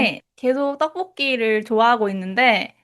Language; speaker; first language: Korean; non-native, fluent; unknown